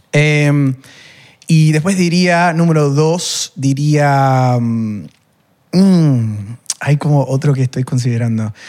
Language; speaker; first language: Spanish; non-native, fluent; English